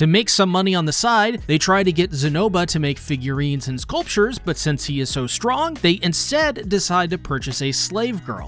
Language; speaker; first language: English; native; English